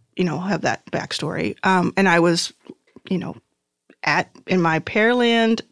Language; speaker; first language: English; native; English